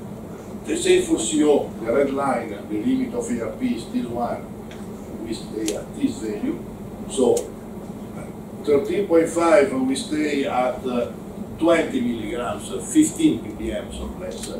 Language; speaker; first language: English; non-native, learner; Italian